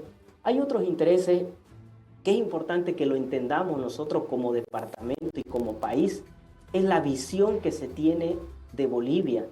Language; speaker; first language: Spanish; native; Spanish